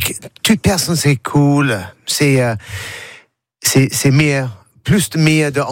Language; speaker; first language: French; non-native, learner; English